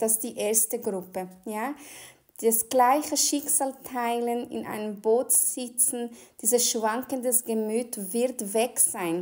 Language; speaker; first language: German; non-native, fluent; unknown